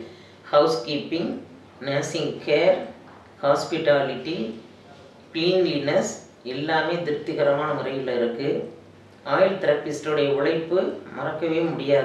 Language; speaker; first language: Tamil; native; Tamil